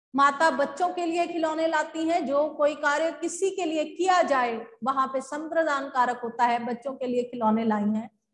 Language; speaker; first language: Hindi; native; Hindi